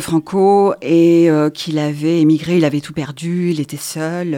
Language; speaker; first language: French; native; French